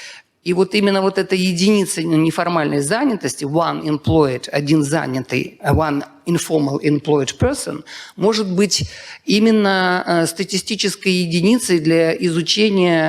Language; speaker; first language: Russian; native; Russian